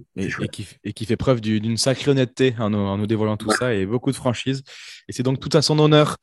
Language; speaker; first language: French; native; French